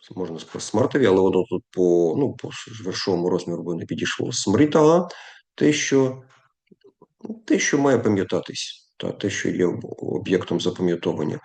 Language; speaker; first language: Ukrainian; non-native, local second language; Russian